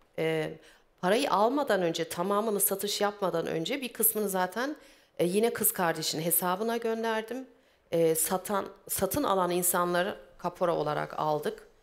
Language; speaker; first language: Turkish; early bilingual, heritage; Turkish